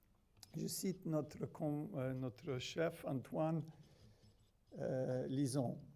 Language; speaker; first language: French; non-native, fluent; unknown